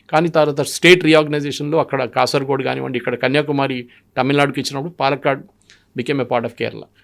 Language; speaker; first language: Telugu; non-native, local second language; Malayalam